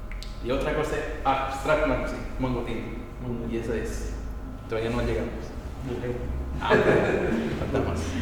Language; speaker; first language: Spanish; non-native, local second language; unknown